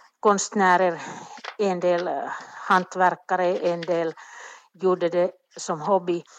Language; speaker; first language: Swedish; non-native, local second language; Finnish